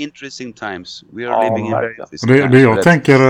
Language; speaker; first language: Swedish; non-native, fluent; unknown